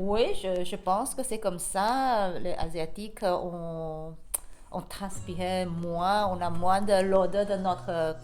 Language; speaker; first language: French; non-native, learner; Chinese